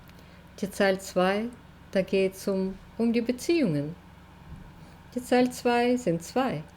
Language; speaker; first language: German; non-native, fluent; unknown